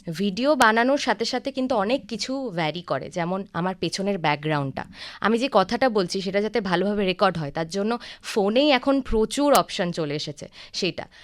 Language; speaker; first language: Bangla; native; Bangla